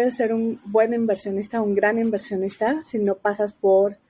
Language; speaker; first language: Spanish; native; Spanish